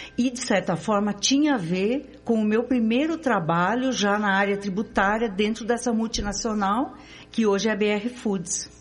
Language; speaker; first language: Portuguese; native; Portuguese